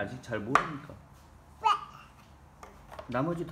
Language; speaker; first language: Korean; native; Korean